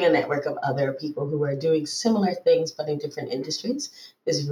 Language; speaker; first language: English; native; English